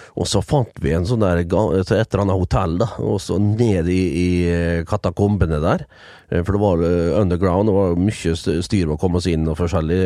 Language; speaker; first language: Norwegian; early bilingual, other home language; Dutch